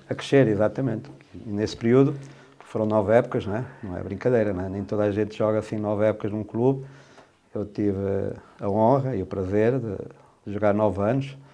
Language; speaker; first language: Portuguese; native; Portuguese